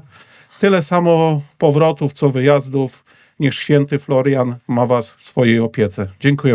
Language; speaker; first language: Polish; native; Polish